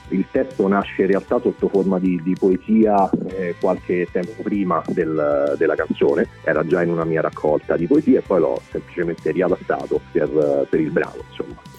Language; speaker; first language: Italian; native; Italian